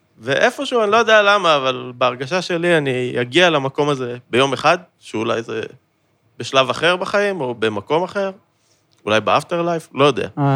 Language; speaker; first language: Hebrew; native; Hebrew